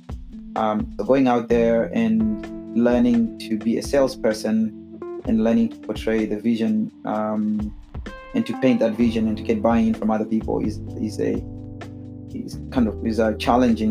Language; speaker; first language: English; non-native, local second language; Shona